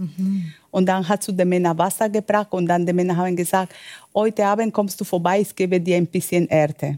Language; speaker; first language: German; non-native, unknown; Spanish